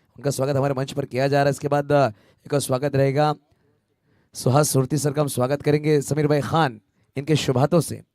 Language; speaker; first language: Hindi; non-native, local second language; Marathi